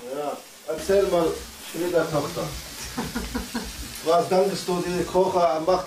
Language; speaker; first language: German; non-native, learner; Kurdish